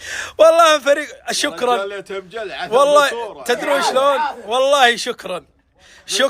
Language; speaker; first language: Arabic; native; Arabic